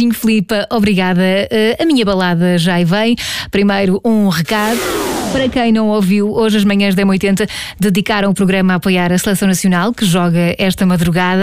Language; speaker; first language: Portuguese; native; Portuguese